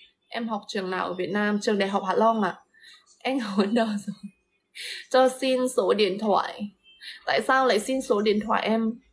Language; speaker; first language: Vietnamese; non-native, fluent; Lao